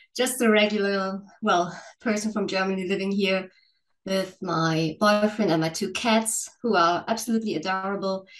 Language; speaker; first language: English; non-native, fluent; German